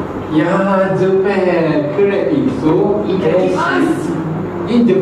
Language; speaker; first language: English; non-native, fluent; Malay